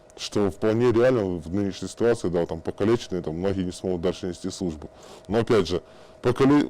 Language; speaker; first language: Russian; native; Russian